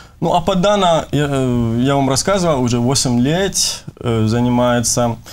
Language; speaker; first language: Russian; non-native, fluent; Persian